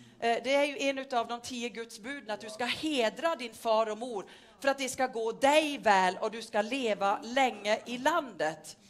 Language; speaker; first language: Swedish; non-native, fluent; Norwegian